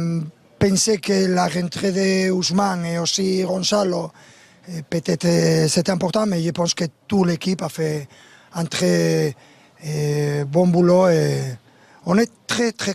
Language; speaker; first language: French; non-native, learner; Spanish